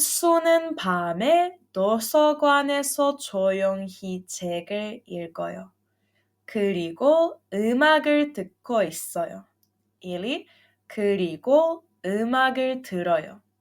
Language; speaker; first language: Korean; non-native, fluent; Serbian